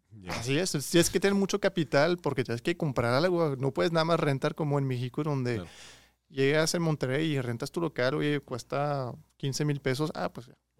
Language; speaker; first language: Spanish; non-native, fluent; French